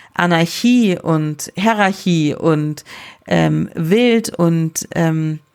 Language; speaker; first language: German; native; German